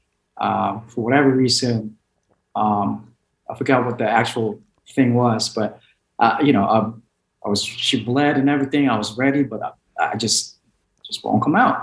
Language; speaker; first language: English; non-native, local second language; Filipino